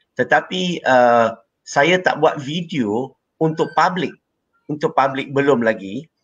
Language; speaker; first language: Malay; non-native, local second language; Chinese